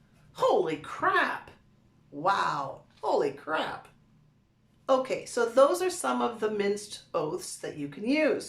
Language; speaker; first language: English; native; English